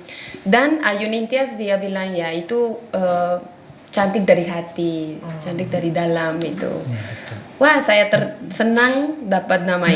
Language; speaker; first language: Indonesian; non-native, fluent; Spanish